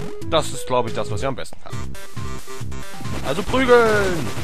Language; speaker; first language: German; native; German